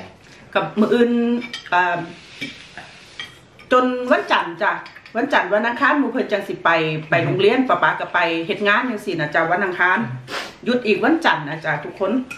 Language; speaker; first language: Thai; native; Thai